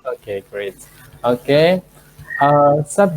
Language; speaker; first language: English; non-native, fluent; Indonesian